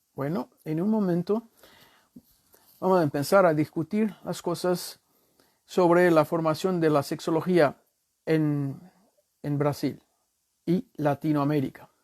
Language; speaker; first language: Spanish; non-native, fluent; Portuguese